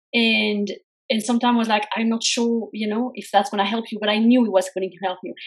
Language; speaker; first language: English; non-native, fluent; French